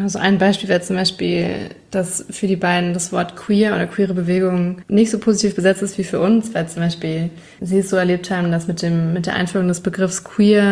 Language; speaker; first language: German; native; German